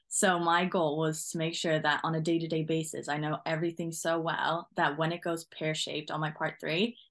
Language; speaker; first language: English; non-native, fluent; Norwegian